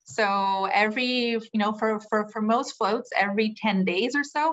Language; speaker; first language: English; non-native, fluent; Portuguese